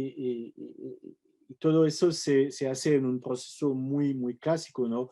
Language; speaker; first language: Spanish; non-native, fluent; French